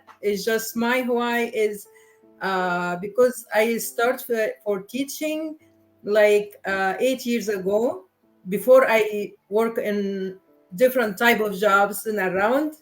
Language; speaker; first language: English; non-native, learner; Arabic